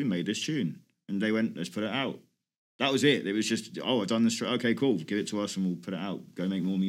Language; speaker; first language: English; native; English